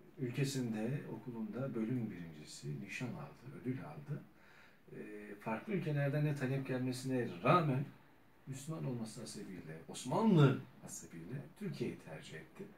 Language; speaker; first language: Turkish; native; Turkish